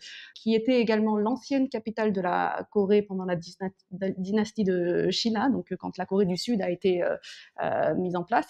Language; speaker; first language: French; early bilingual, other home language; Korean